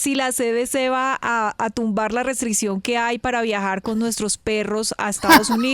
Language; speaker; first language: Spanish; native; Spanish